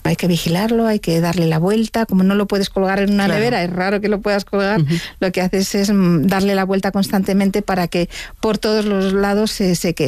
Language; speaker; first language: Spanish; native; Spanish